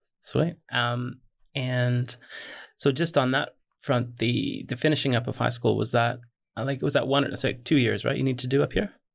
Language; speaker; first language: English; native; English